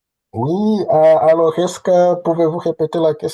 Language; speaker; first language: French; non-native, fluent; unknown